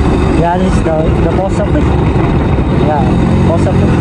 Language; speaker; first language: English; non-native, learner; Vietnamese